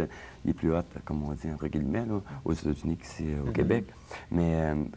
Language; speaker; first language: French; native; French